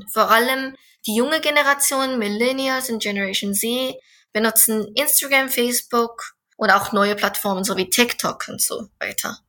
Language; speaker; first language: German; non-native, fluent; Korean